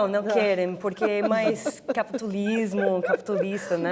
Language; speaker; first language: Portuguese; non-native, fluent; English